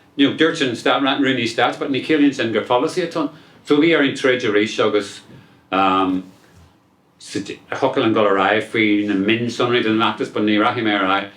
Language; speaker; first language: Irish; non-native, local second language; English